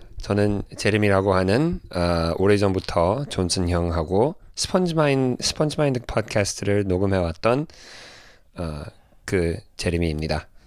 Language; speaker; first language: Korean; non-native, fluent; English